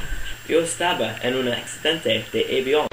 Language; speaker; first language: Spanish; non-native, learner; English